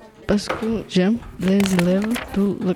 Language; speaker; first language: French; non-native, learner; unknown